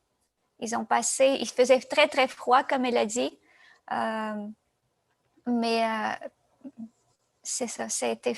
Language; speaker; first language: French; non-native, fluent; Russian